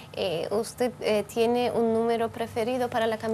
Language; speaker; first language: Spanish; non-native, fluent; Turkish